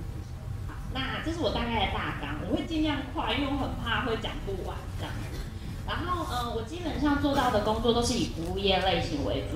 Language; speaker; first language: Chinese; native; Chinese